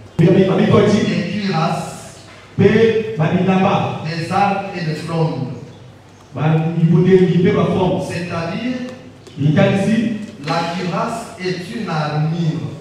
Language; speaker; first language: French; non-native, local second language; Lingala